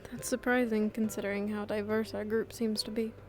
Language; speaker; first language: English; native; English